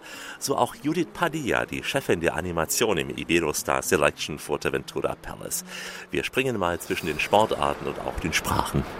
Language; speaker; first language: German; native; German